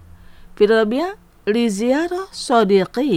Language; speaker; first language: Arabic; non-native, fluent; Indonesian